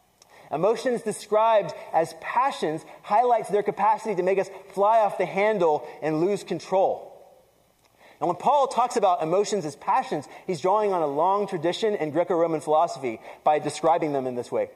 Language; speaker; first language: English; native; English